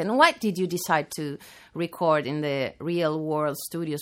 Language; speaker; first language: English; non-native, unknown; Italian